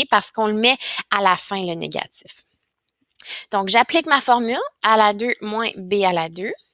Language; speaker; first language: French; native; French